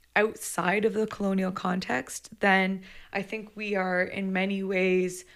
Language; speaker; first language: English; native; English